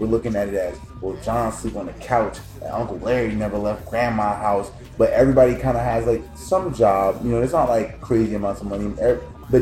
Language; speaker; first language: English; native; English